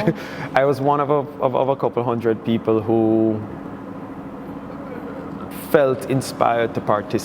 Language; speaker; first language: English; native; English